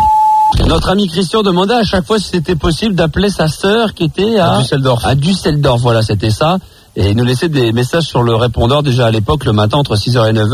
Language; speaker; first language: French; native; French